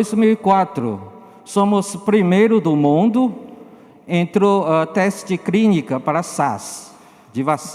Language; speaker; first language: Portuguese; non-native, learner; Chinese